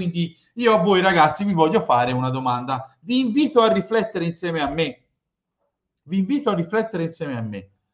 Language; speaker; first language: Italian; native; Italian